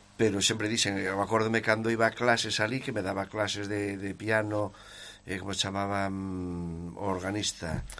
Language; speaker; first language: Galician; native; Galician